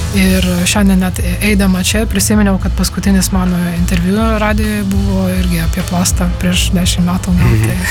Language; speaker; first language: Lithuanian; non-native, fluent; Ukrainian